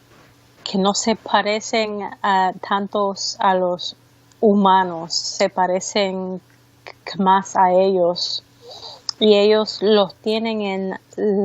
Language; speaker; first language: Spanish; early bilingual, heritage; Spanish